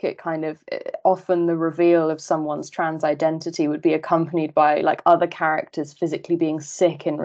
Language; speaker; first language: English; native; English